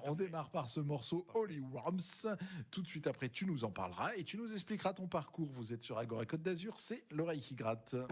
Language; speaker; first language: French; native; French